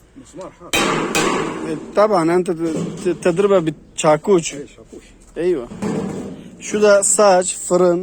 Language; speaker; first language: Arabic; non-native, fluent; Turkish